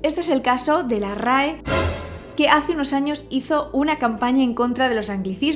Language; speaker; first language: Spanish; native; Spanish